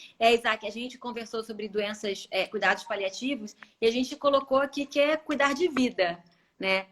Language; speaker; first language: Portuguese; native; Portuguese